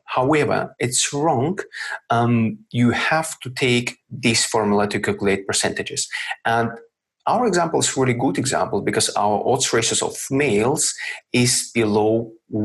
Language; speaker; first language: English; non-native, fluent; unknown